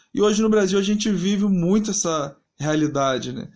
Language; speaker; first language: Portuguese; native; Portuguese